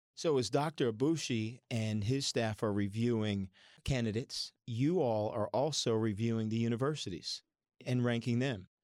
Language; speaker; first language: English; native; English